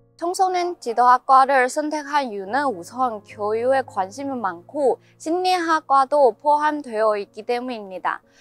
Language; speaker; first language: Korean; non-native, fluent; Chinese